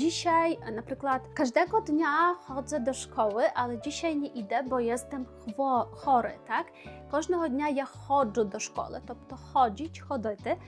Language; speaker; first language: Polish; non-native, learner; Ukrainian